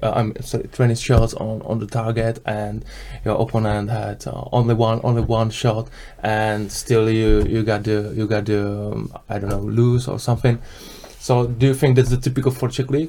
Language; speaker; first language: English; non-native, learner; Czech